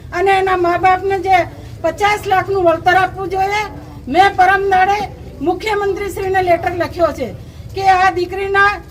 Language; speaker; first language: Gujarati; native; Gujarati